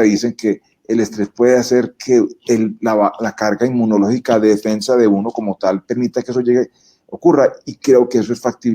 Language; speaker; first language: Spanish; native; Spanish